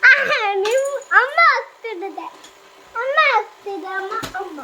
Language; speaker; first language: Kannada; native; Kannada